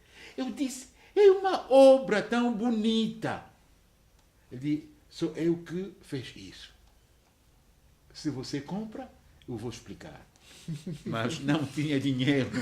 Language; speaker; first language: Portuguese; non-native, fluent; French